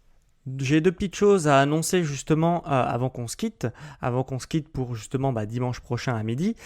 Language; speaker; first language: French; native; French